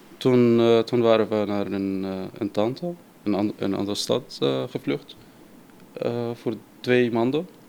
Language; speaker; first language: Dutch; non-native, fluent; Arabic